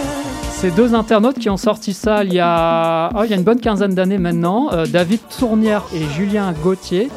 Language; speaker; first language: French; native; French